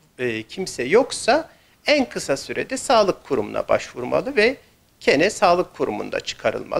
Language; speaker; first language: Turkish; native; Turkish